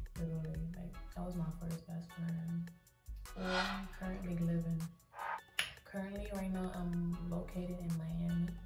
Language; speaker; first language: English; native; English